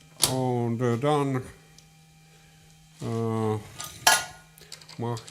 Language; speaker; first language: German; non-native, learner; Finnish